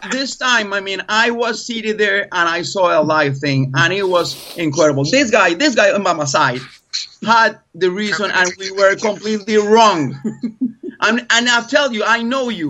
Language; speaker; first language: English; non-native, learner; Spanish